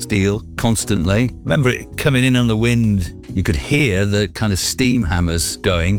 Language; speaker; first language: English; native; English